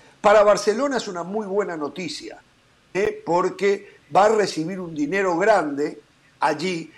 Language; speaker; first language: Spanish; native; Spanish